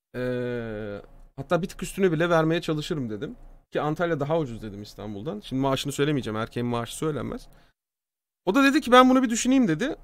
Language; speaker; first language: Turkish; native; Turkish